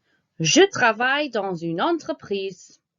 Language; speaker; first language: French; non-native, fluent; English